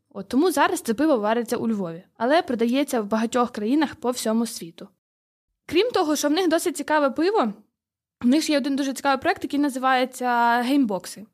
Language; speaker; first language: Ukrainian; native; Ukrainian